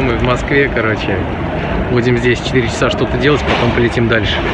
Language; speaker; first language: Russian; native; Russian